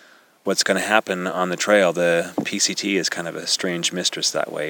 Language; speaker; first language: English; native; English